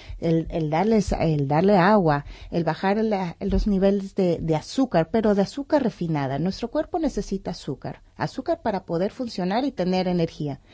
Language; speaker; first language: Spanish; native; Spanish